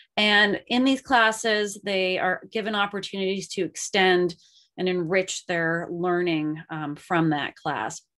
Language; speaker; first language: English; native; English